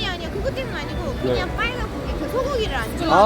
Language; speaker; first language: Korean; non-native, learner; Turkish